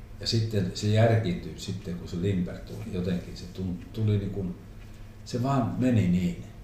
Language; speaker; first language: Finnish; non-native, local second language; Swedish